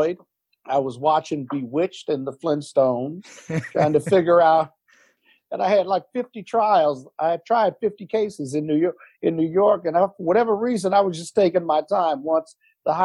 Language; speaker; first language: English; native; English